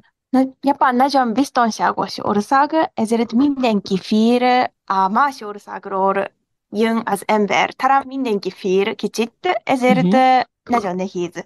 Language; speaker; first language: Hungarian; non-native, learner; Japanese